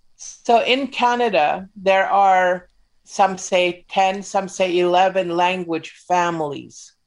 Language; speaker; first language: English; native; English